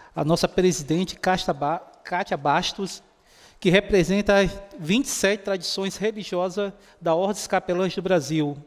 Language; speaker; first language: Portuguese; native; Portuguese